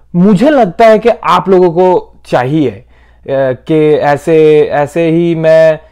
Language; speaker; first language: Hindi; non-native, local second language; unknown